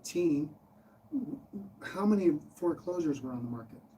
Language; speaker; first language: English; native; English